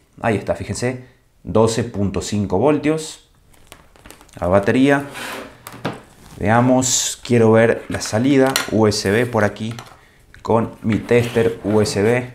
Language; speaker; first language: Spanish; native; Spanish